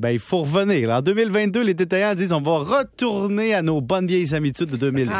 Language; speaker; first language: French; native; French